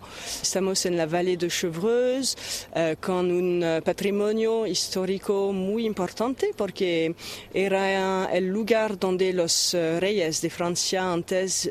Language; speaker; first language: Spanish; non-native, fluent; French